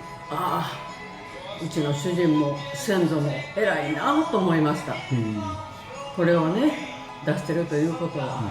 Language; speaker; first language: Japanese; native; Japanese